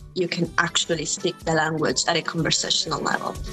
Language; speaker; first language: English; non-native, fluent; Italian